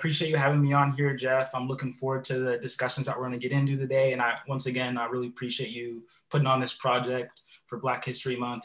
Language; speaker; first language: English; native; English